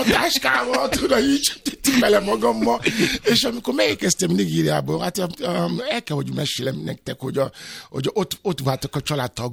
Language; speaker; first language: Hungarian; non-native, fluent; Yoruba